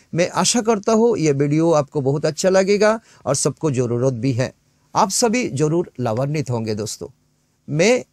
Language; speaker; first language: Hindi; non-native, local second language; Bangla